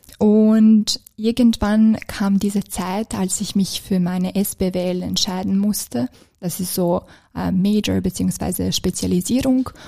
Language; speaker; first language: German; non-native, fluent; Serbian